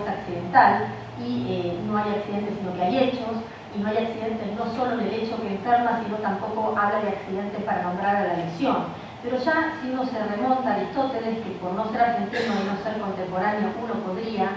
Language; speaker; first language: Spanish; native; Spanish